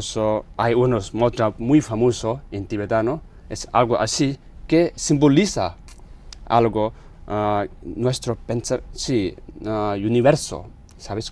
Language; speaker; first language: Spanish; non-native, learner; Tibetan